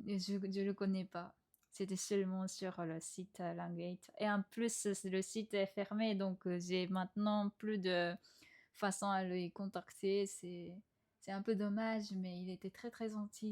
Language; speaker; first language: French; non-native, fluent; Japanese